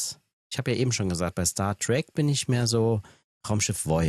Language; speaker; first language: German; native; German